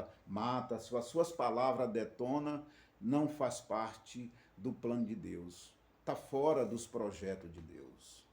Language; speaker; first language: Portuguese; native; Portuguese